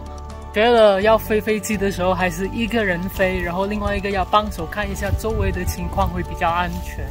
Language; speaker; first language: Chinese; native; Chinese